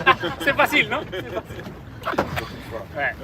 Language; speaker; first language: French; non-native, fluent; Spanish